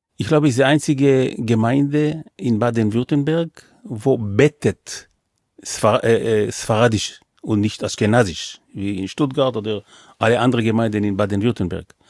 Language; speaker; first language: German; non-native, fluent; Hebrew